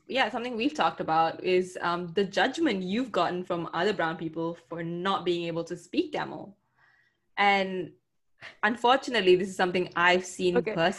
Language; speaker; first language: English; non-native, local second language; Tamil